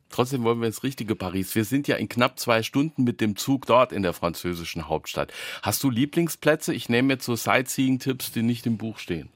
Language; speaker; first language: German; native; German